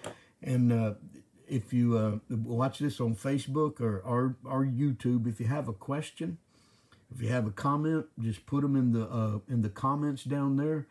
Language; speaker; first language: English; native; English